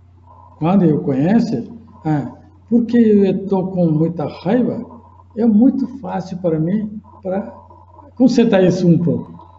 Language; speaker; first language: Portuguese; non-native, fluent; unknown